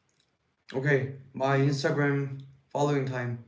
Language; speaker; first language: English; non-native, learner; Korean